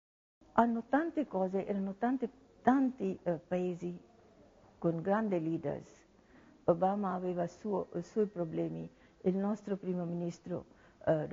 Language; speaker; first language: Italian; non-native, learner; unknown